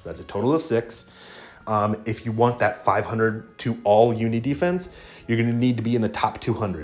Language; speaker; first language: English; native; English